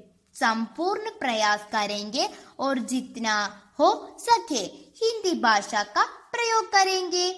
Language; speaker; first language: Hindi; non-native, local second language; Malayalam